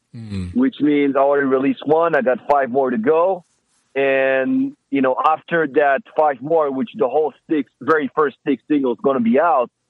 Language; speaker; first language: English; non-native, fluent; Hebrew